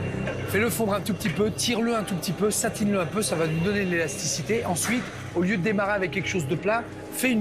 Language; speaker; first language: French; native; French